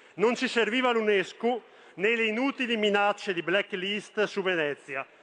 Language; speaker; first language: Italian; native; Italian